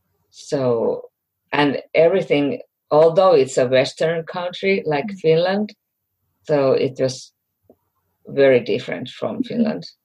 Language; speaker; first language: English; non-native, fluent; Finnish